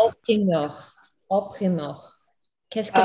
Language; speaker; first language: French; non-native, learner; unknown